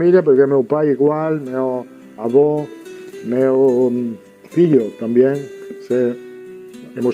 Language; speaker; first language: Portuguese; non-native, learner; Italian